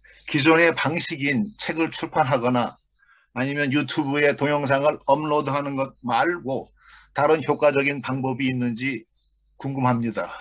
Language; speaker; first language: Korean; native; Korean